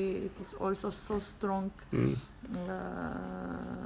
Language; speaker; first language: English; non-native, learner; Slovenian